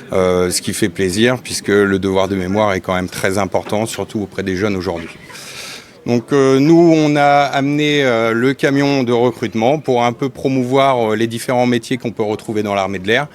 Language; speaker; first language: French; native; French